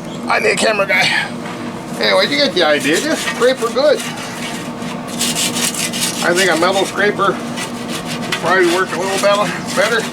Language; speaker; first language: English; native; English